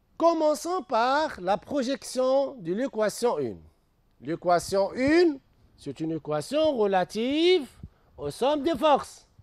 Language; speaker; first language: French; non-native, local second language; Arabic